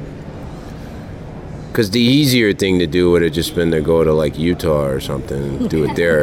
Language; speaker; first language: English; native; English